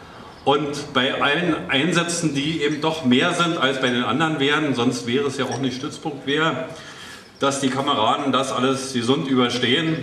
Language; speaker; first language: German; native; German